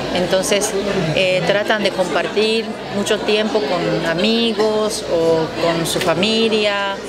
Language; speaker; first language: Spanish; non-native, fluent; Japanese